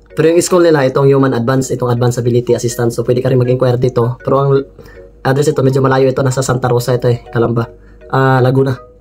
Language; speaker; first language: Filipino; non-native, local second language; Cebuano